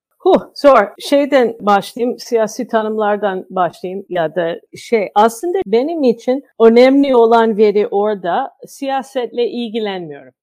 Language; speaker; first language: Turkish; non-native, fluent; English